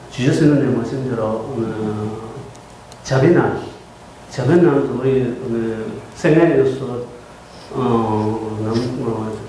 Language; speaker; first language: Korean; non-native, learner; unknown